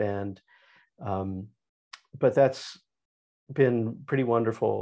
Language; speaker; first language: English; native; English